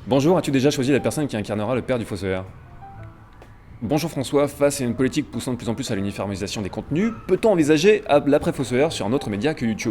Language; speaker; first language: French; native; French